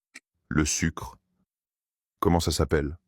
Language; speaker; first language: French; non-native, fluent; Pashto